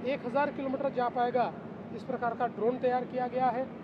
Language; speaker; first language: Hindi; non-native, local second language; Marathi